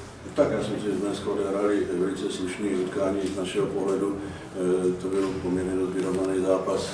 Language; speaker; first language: Czech; native; Czech